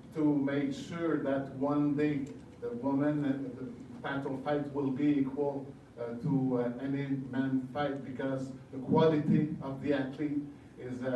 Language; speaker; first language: English; non-native, fluent; French